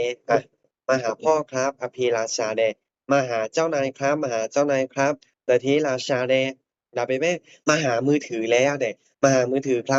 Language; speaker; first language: Thai; non-native, fluent; Burmese